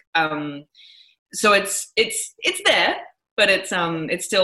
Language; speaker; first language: English; native; English